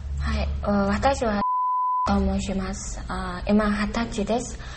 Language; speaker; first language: Japanese; non-native, learner; Mongolian